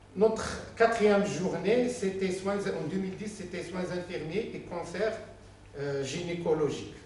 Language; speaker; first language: French; non-native, local second language; Arabic